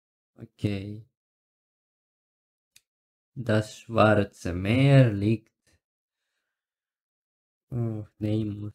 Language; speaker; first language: German; non-native, learner; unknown